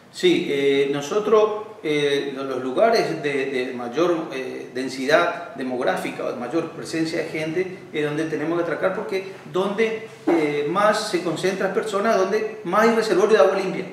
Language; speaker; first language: Spanish; native; Spanish